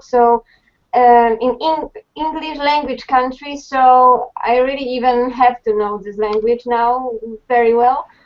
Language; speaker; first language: English; non-native, fluent; Polish